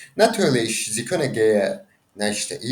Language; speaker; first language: German; non-native, learner; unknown